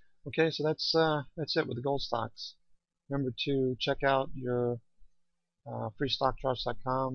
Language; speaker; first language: English; native; English